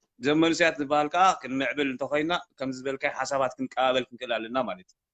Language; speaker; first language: Tigrinya; native; Tigrinya